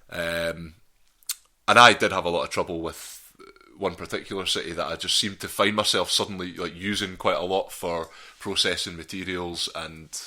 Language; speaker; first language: English; native; English